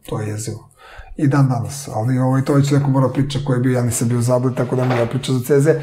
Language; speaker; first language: Serbian; native; Serbian